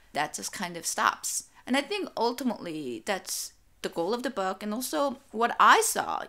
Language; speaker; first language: English; non-native, fluent; Korean